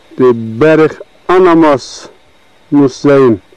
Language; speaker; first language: Dutch; non-native, learner; Turkish